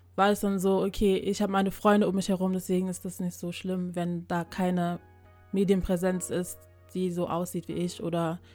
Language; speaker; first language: German; early bilingual, other home language; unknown